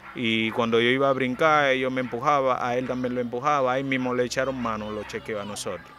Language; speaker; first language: Spanish; non-native, fluent; Haitian Creole